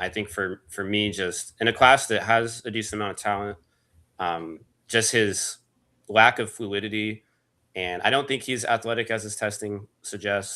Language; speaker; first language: English; native; English